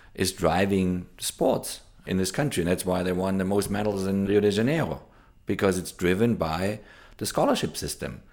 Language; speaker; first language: English; non-native, fluent; German